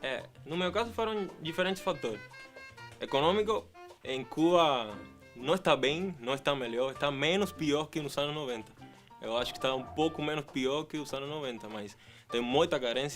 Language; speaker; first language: Portuguese; non-native, fluent; Spanish